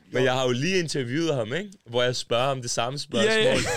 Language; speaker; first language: Danish; early bilingual, other home language; Serbian